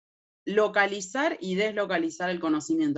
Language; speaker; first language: Spanish; native; Spanish